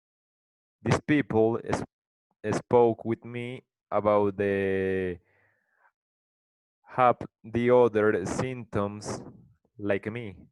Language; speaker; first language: English; non-native, learner; Spanish